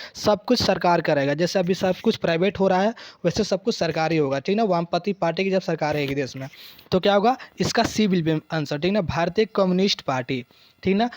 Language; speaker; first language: Hindi; native; Hindi